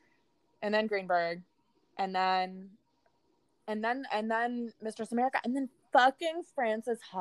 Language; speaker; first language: English; native; English